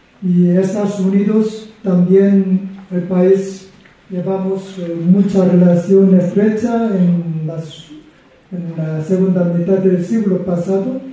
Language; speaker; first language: Spanish; non-native, fluent; Korean